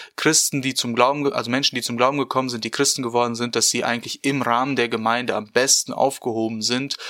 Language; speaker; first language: German; native; German